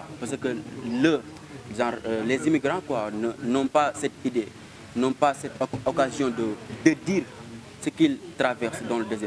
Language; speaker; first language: French; non-native, local second language; Wolof